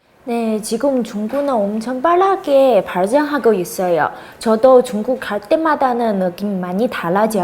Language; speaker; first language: Korean; non-native, fluent; Chinese